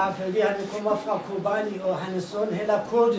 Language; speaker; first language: Danish; non-native, fluent; Kurdish